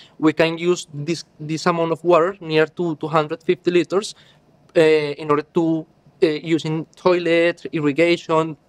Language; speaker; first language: English; non-native, learner; Spanish